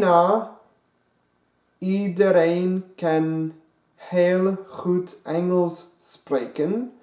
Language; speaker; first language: Dutch; non-native, learner; English